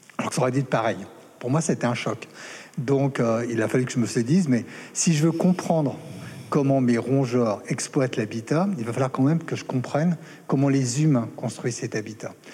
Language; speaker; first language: French; native; French